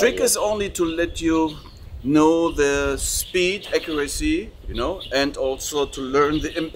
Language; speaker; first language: English; non-native, fluent; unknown